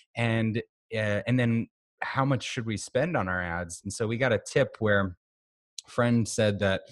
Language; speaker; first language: English; native; English